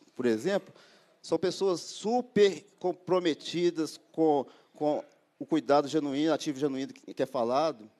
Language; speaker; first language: Portuguese; native; Portuguese